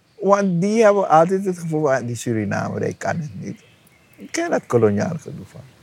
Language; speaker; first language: Dutch; native; Dutch